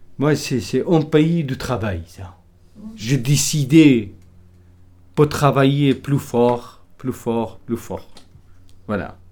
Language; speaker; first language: French; non-native, learner; Kurdish